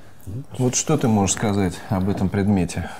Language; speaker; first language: Russian; native; Russian